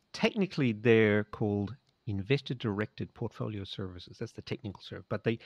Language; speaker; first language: English; native; English